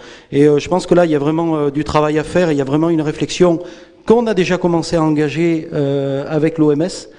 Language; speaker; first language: French; native; French